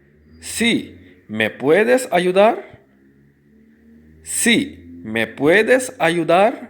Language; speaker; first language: Spanish; non-native, fluent; Urdu